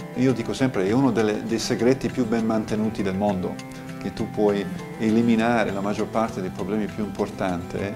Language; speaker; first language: Italian; non-native, fluent; English